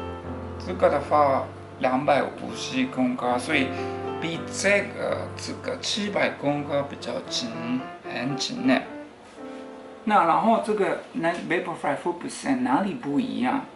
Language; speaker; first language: Chinese; non-native, fluent; Japanese